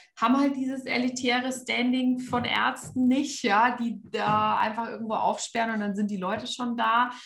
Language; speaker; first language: German; native; German